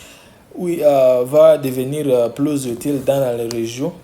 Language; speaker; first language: French; non-native, fluent; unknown